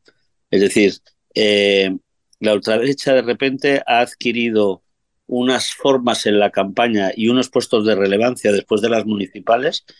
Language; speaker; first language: Spanish; native; Spanish